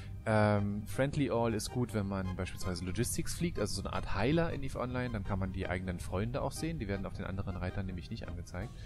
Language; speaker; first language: German; native; German